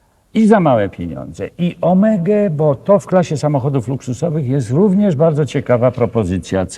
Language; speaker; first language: Polish; native; Polish